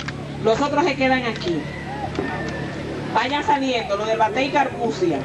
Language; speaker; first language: Spanish; native; Spanish